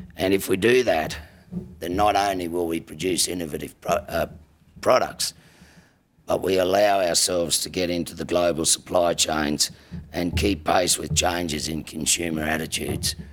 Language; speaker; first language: English; native; English